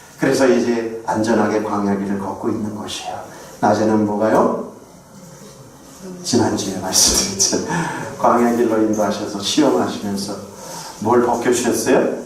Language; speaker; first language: Korean; native; Korean